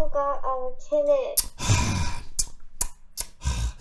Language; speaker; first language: French; non-native, learner; Chinese